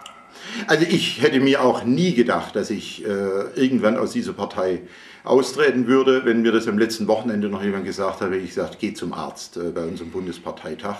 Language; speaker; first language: German; native; German